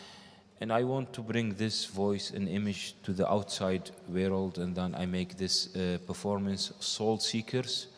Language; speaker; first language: English; non-native, learner; Arabic